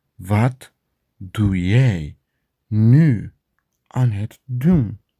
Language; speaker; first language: Dutch; non-native, learner; Turkish